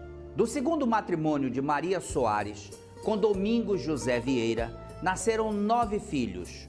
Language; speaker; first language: Portuguese; native; Portuguese